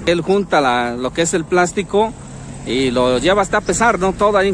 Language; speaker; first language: Spanish; native; Spanish